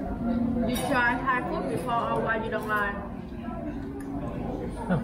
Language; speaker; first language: English; non-native, learner; Vietnamese